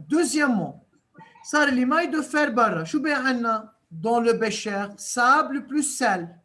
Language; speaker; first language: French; non-native, local second language; Arabic